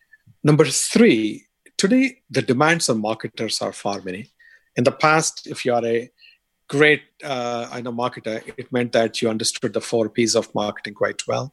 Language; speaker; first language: English; non-native, local second language; Tamil